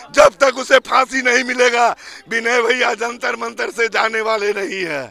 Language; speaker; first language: Hindi; native; Hindi